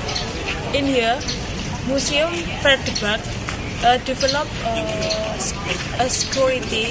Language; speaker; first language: English; non-native, learner; Indonesian